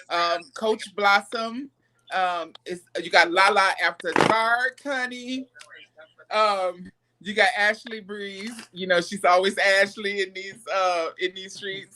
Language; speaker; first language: English; native; English